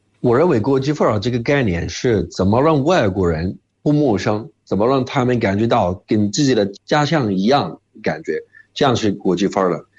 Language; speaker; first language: Chinese; non-native, fluent; Arabic